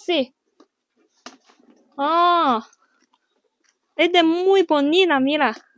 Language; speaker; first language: Spanish; non-native, learner; Chinese